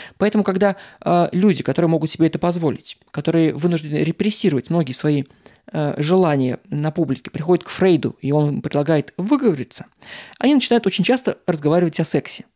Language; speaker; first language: Russian; native; Russian